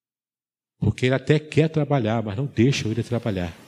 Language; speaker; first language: Portuguese; native; Portuguese